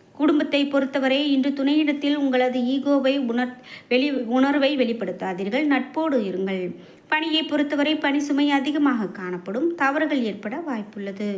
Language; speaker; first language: Tamil; native; Tamil